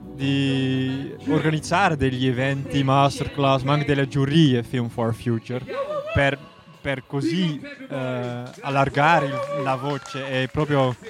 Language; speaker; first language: Italian; non-native, fluent; Dutch